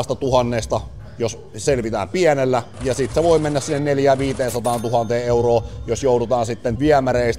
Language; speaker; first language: Finnish; native; Finnish